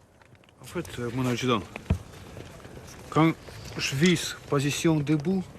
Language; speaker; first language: French; non-native, learner; Russian